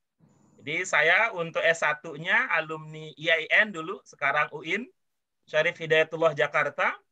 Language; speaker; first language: Indonesian; native; Indonesian